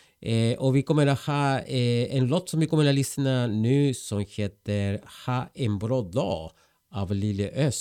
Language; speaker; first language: Swedish; non-native, fluent; Spanish